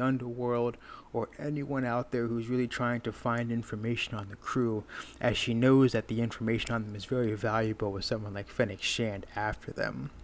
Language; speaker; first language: English; native; English